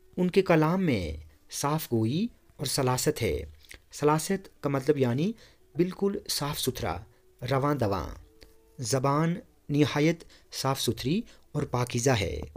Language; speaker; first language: Urdu; non-native, local second language; Kashmiri